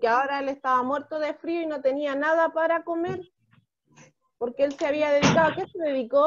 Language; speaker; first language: Spanish; native; Spanish